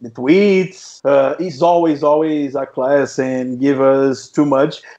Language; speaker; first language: English; non-native, fluent; Portuguese